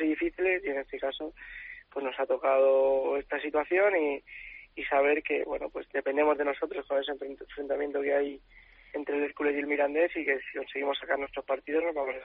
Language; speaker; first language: Spanish; native; Spanish